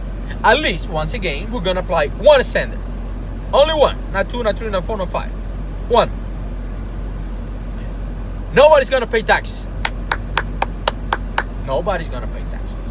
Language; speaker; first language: English; non-native, fluent; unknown